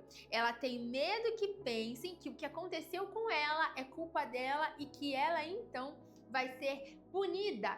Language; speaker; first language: Portuguese; native; Portuguese